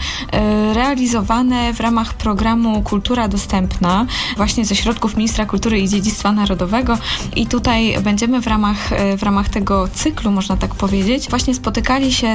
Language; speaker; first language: Polish; native; Polish